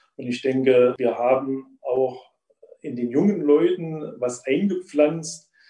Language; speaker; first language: German; native; German